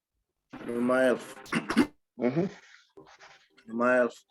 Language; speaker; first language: German; non-native, learner; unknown